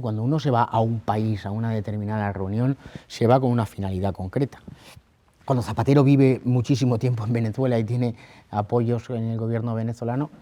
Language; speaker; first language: Spanish; native; Spanish